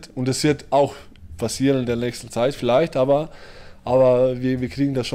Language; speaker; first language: German; early bilingual, other home language; Bosnian